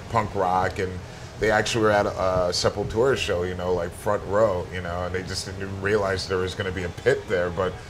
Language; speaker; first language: English; native; English